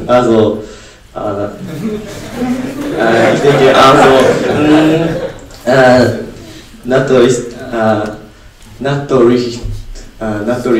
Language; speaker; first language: German; non-native, learner; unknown